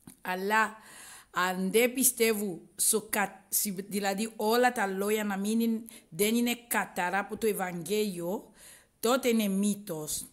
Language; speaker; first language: Greek; non-native, learner; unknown